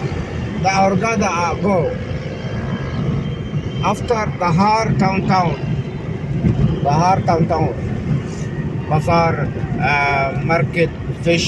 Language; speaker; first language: English; non-native, learner; Arabic